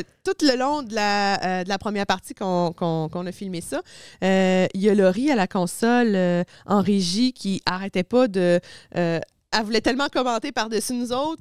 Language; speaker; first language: French; native; French